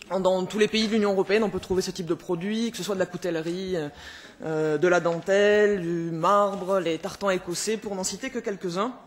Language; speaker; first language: French; native; French